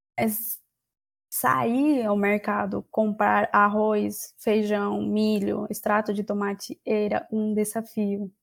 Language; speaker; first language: Portuguese; non-native, fluent; Spanish